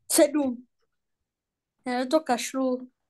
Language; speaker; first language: Czech; non-native, learner; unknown